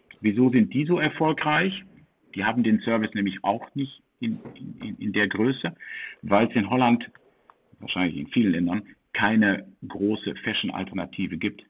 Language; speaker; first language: German; early bilingual, heritage; German